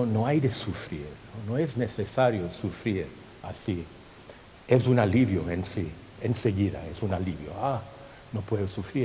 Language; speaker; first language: Spanish; non-native, fluent; Thai